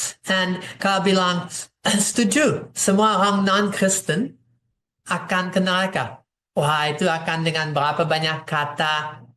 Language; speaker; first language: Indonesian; non-native, fluent; English